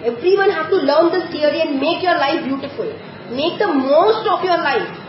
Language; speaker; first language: English; non-native, local second language; Gujarati